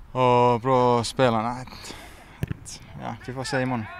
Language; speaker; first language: Swedish; non-native, learner; Finnish